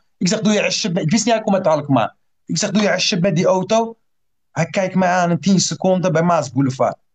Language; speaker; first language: Dutch; early bilingual, other home language; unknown